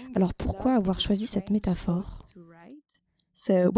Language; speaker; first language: French; native; French